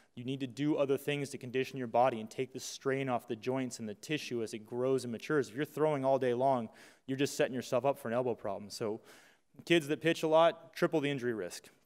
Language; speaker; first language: English; native; English